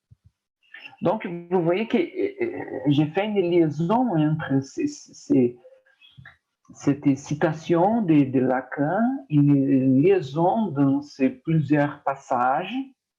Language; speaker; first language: French; non-native, fluent; Portuguese